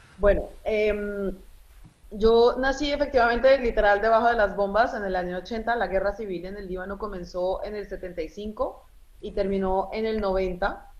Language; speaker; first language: Spanish; early bilingual, other home language; Arabic